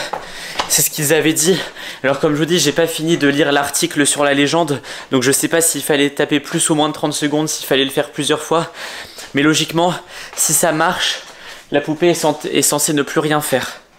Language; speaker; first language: French; native; French